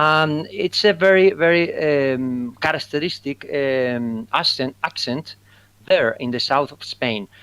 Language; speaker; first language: English; non-native, fluent; Spanish